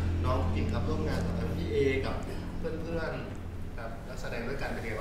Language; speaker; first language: Thai; native; Thai